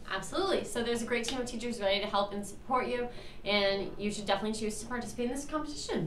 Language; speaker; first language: English; native; English